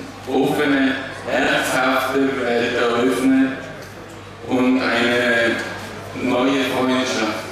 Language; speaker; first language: German; non-native, fluent; Slovenian